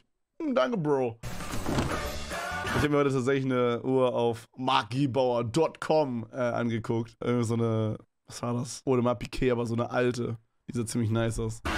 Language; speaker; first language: German; native; German